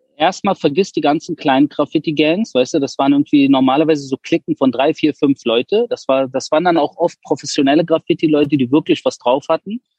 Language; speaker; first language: German; early bilingual, other home language; Persian